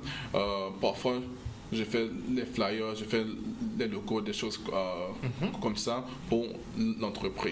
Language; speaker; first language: French; non-native, local second language; English